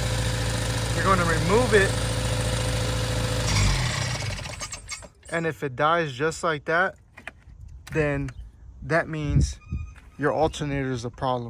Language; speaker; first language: English; native; English